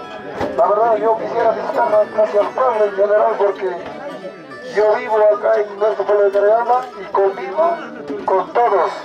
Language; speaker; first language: Spanish; native; Spanish